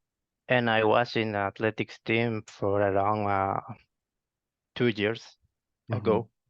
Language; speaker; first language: English; non-native, learner; Spanish